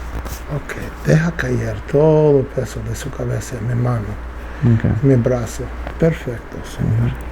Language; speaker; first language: Spanish; non-native, learner; English